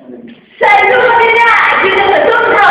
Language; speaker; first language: French; non-native, learner; Spanish